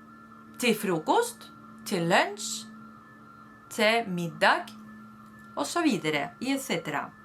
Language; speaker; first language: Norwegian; non-native, fluent; Spanish